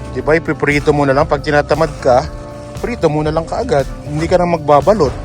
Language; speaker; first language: Filipino; non-native, local second language; Pampanga